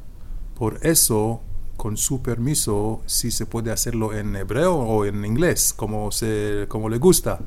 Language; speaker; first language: Spanish; non-native, learner; Hebrew